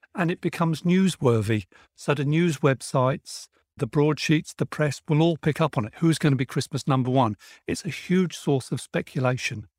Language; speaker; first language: English; native; English